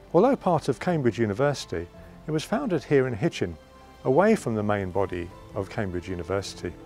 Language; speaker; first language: English; native; English